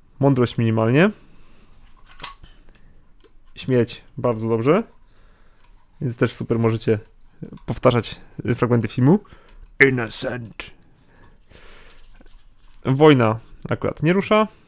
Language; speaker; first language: Polish; native; Polish